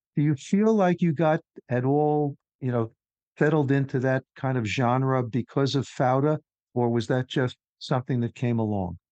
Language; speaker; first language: English; native; English